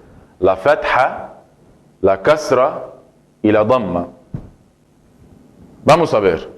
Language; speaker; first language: Spanish; non-native, fluent; Arabic